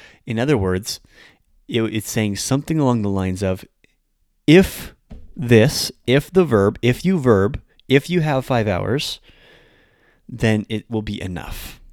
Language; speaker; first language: English; native; English